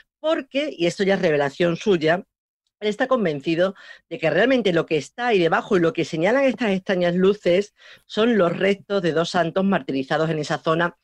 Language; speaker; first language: Spanish; native; Spanish